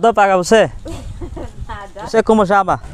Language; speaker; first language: Portuguese; non-native, learner; Bangla